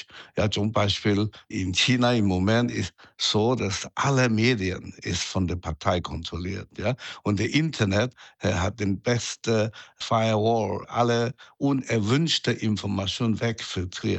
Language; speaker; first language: German; non-native, fluent; Chinese